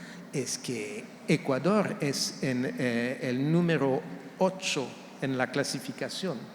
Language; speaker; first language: Spanish; non-native, fluent; French